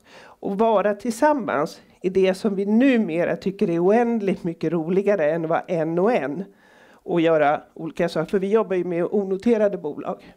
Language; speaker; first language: Swedish; native; Swedish